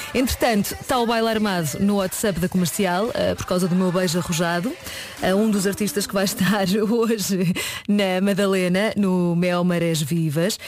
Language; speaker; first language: Portuguese; native; Portuguese